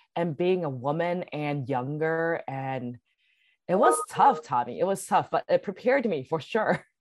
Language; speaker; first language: English; early bilingual, other home language; Cantonese